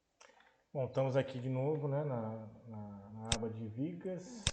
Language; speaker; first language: Portuguese; native; Portuguese